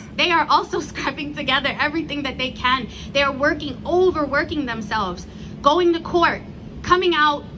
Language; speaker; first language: English; early bilingual, other home language; Spanish